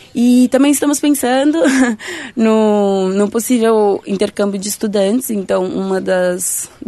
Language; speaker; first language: Portuguese; native; Portuguese